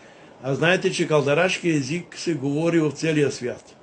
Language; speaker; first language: Bulgarian; non-native, local second language; Romany